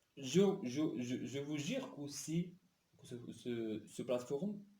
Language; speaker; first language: French; non-native, local second language; Arabic